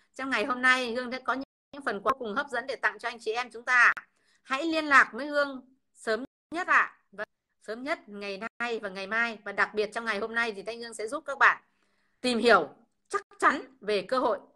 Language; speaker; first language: Vietnamese; native; Vietnamese